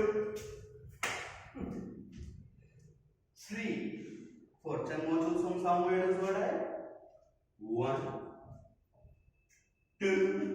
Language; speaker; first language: Vietnamese; non-native, learner; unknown